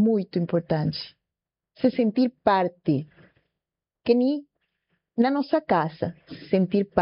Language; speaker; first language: Portuguese; non-native, fluent; Spanish